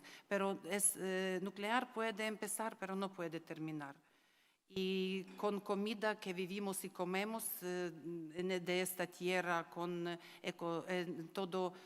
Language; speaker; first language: Spanish; non-native, learner; Ukrainian